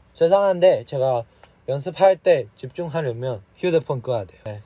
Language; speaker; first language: Korean; non-native, fluent; English